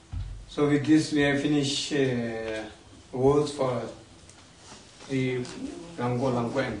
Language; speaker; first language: English; non-native, learner; Tibetan